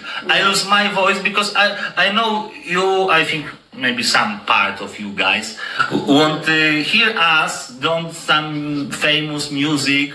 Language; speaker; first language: English; non-native, learner; Polish